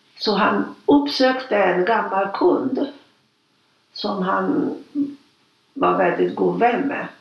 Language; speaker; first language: Swedish; non-native, fluent; Hungarian